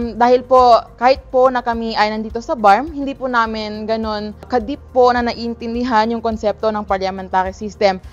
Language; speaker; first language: Filipino; non-native, local second language; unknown